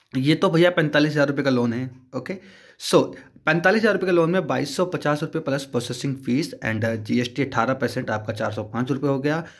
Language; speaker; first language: Hindi; native; Hindi